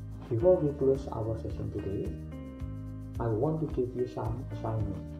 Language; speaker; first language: English; non-native, fluent; Indonesian